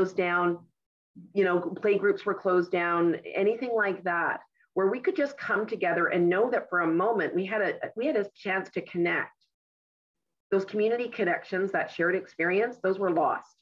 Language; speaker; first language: English; native; English